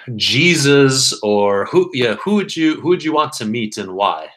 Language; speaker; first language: English; native; English